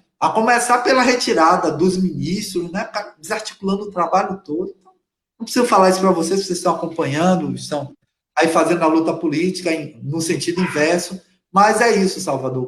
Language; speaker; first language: Portuguese; native; Portuguese